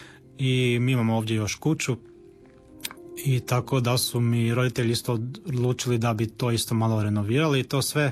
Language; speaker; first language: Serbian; early bilingual, heritage; Croatian